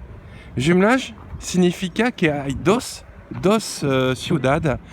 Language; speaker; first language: Spanish; non-native, learner; French